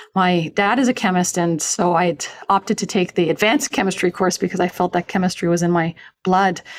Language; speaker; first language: English; native; English